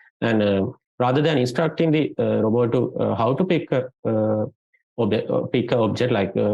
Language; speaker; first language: English; non-native, local second language; Sinhala